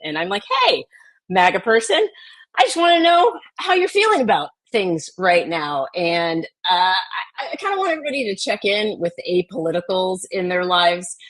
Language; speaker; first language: English; native; English